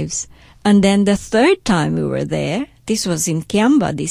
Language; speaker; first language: English; non-native, local second language; Hiligaynon